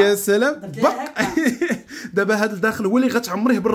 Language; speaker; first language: Arabic; native; Arabic